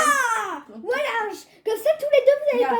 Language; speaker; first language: French; native; French